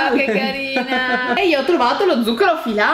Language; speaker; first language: Italian; native; Italian